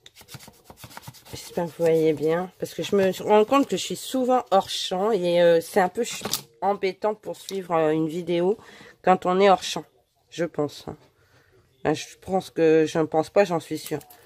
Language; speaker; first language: French; native; French